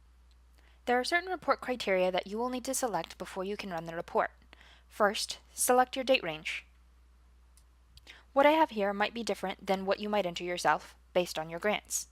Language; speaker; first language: English; native; English